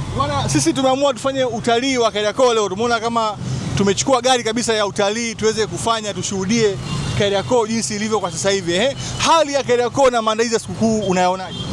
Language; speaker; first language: Swahili; native; Swahili